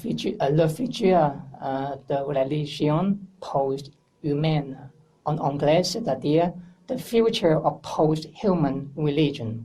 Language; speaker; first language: French; non-native, learner; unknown